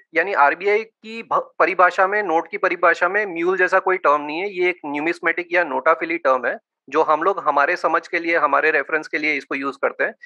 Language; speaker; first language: Hindi; non-native, local second language; Gujarati